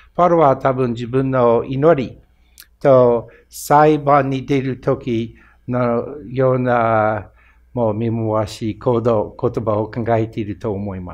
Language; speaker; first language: Japanese; non-native, fluent; English